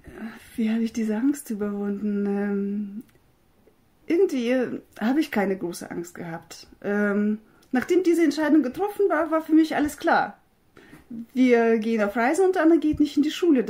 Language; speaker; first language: German; non-native, fluent; Russian